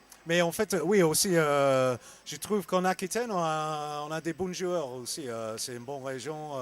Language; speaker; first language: French; non-native, learner; English